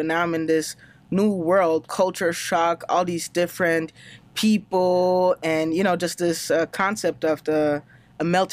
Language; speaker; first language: English; non-native, fluent; German